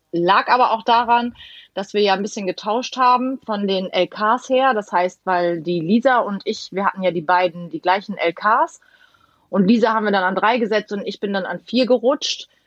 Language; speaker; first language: German; native; German